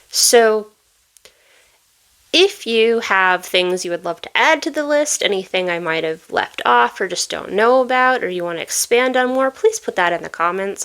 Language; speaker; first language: English; native; English